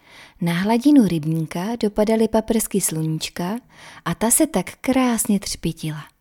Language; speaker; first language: Czech; native; Czech